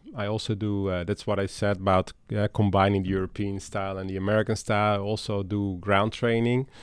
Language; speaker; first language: English; non-native, fluent; Dutch